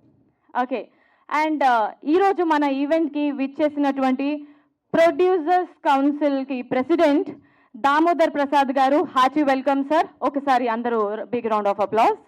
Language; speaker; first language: Telugu; native; Telugu